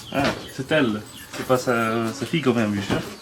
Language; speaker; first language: French; non-native, fluent; Vietnamese